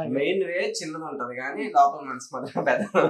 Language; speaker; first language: Telugu; native; Telugu